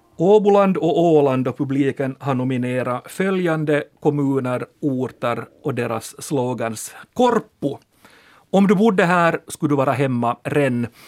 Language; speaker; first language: Swedish; native; Swedish